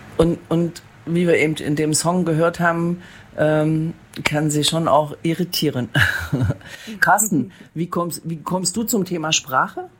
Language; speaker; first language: German; native; German